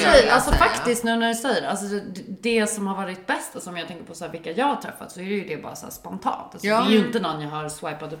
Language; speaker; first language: Swedish; native; Swedish